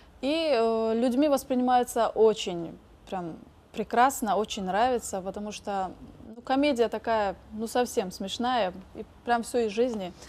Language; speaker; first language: Russian; non-native, local second language; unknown